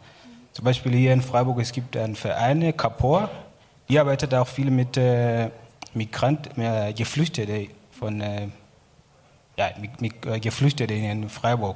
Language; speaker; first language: German; non-native, learner; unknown